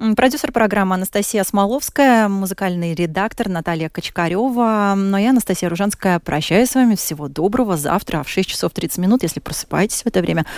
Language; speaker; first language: Russian; native; Russian